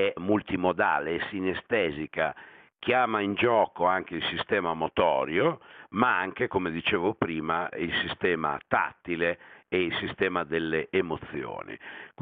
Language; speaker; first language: Italian; native; Italian